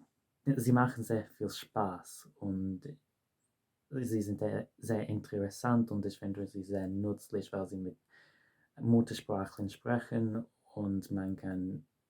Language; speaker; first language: German; non-native, fluent; English